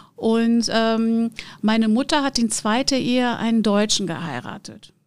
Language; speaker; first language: German; non-native, fluent; Portuguese